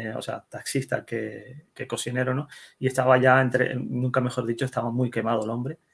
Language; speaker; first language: Spanish; early bilingual, other home language; Dutch